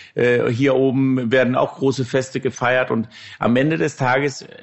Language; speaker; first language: German; non-native, fluent; Danish